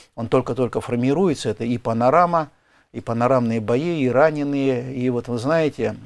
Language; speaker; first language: Russian; native; Russian